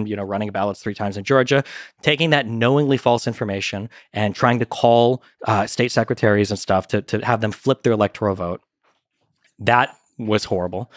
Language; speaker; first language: English; native; English